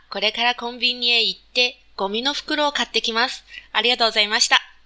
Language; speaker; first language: Japanese; non-native, fluent; Chinese